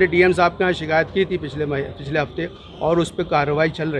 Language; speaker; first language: Hindi; native; Hindi